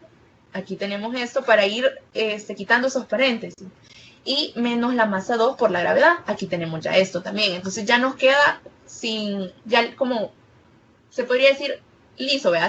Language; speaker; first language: Spanish; native; Spanish